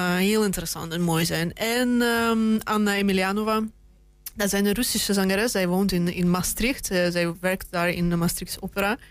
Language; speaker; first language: Dutch; non-native, fluent; Russian